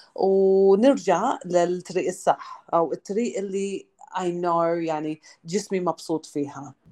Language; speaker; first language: Arabic; early bilingual, other home language; English